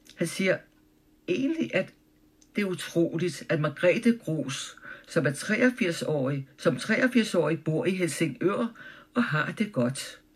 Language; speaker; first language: Danish; early bilingual, other home language; German